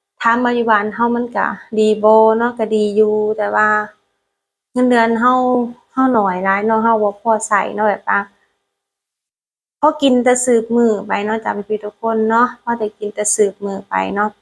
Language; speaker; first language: Thai; non-native, learner; Lao